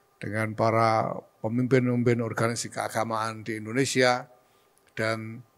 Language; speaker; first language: Indonesian; native; Indonesian